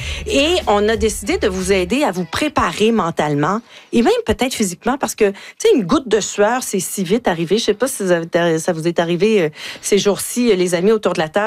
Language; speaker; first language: French; native; French